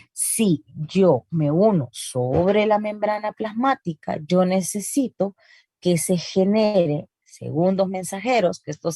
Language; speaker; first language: Spanish; native; Spanish